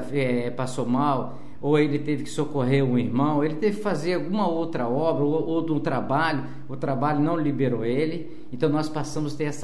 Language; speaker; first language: Portuguese; native; Portuguese